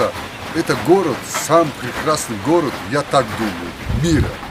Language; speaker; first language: Russian; non-native, local second language; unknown